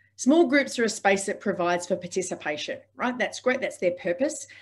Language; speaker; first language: English; native; English